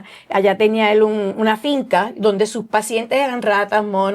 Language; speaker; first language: Spanish; native; Spanish